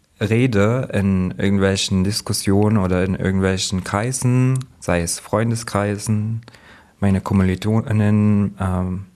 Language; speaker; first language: German; non-native, fluent; Arabic